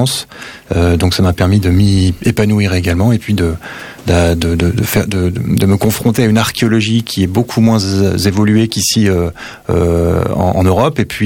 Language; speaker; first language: French; native; French